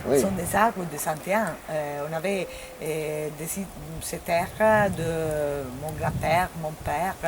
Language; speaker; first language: French; non-native, fluent; Italian